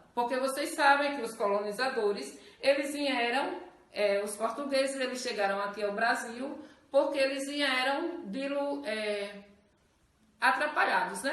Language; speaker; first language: Portuguese; native; Portuguese